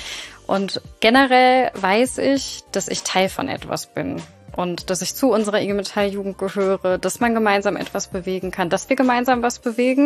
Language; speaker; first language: German; native; German